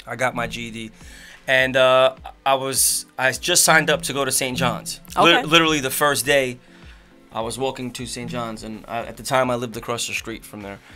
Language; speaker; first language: English; native; English